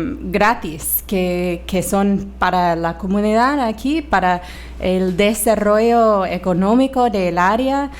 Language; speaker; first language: Spanish; non-native, fluent; English